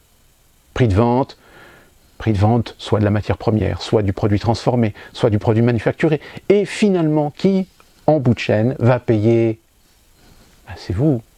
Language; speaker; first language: French; native; French